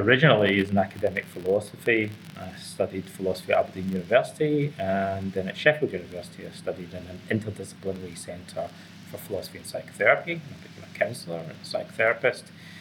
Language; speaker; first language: English; native; English